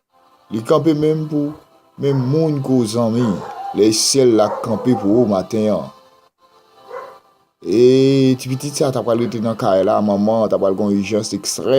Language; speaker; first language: French; non-native, local second language; Haitian Creole